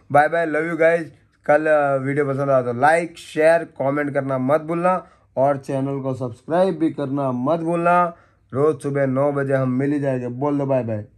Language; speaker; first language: Hindi; non-native, local second language; Gujarati